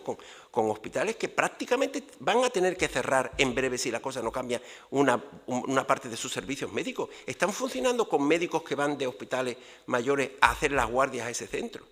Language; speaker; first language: Spanish; native; Spanish